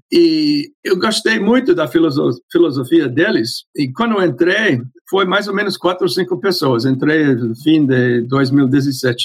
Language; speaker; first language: Portuguese; non-native, fluent; English